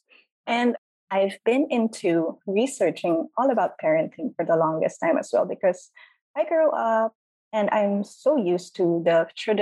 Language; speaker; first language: English; non-native, local second language; Filipino